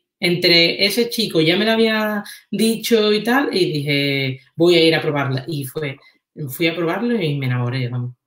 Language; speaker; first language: Spanish; native; Spanish